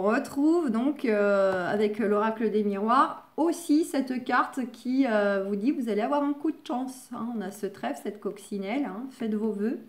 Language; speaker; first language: French; native; French